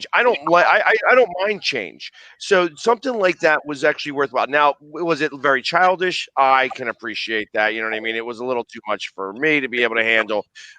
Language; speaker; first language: English; native; English